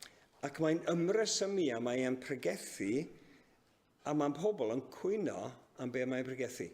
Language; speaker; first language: Welsh; native; Welsh